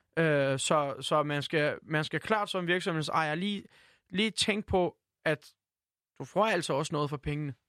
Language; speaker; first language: Danish; early bilingual, other home language; Turkish